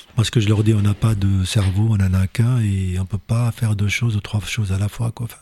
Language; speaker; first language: French; non-native, local second language; Arabic